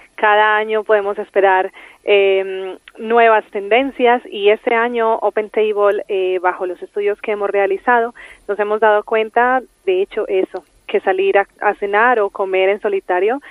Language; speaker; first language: Spanish; native; Spanish